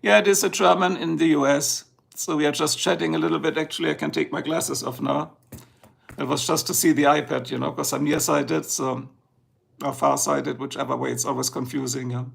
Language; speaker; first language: English; non-native, fluent; German